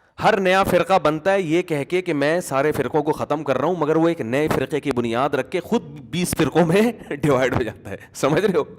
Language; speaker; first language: Urdu; native; Urdu